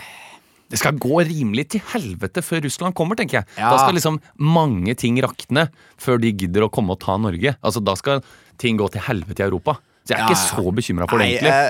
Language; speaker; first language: Norwegian; native; Norwegian